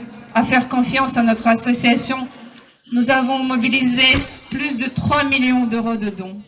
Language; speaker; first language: French; non-native, fluent; Ukrainian